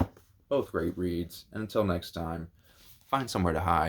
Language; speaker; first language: English; native; English